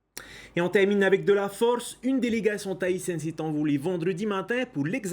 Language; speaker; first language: French; native; French